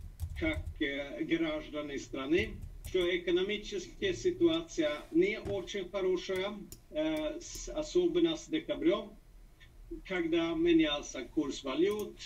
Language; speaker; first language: Russian; non-native, fluent; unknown